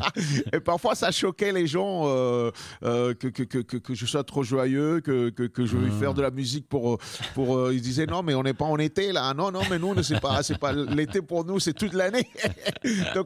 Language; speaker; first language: French; early bilingual, other home language; Spanish